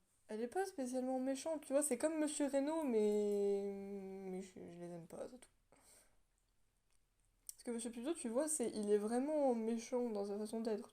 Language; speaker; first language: French; native; French